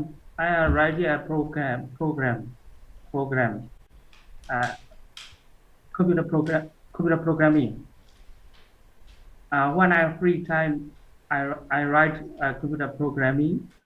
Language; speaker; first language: English; non-native, learner; Burmese